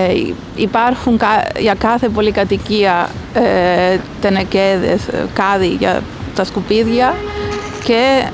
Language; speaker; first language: Greek; early bilingual, heritage; Greek